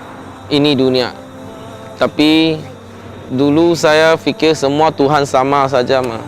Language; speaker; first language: Indonesian; non-native, local second language; Chinese